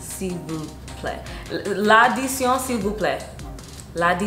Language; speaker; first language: French; non-native, learner; Haitian Creole